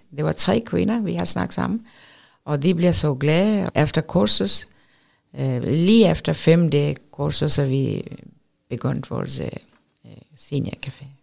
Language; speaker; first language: Danish; non-native, fluent; Urdu